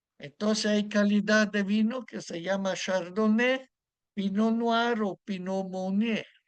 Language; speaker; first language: Spanish; non-native, fluent; Italian